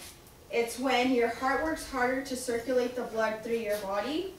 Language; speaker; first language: English; native; English